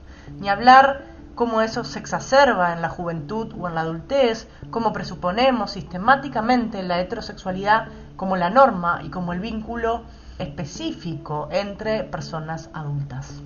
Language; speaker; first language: Spanish; native; Spanish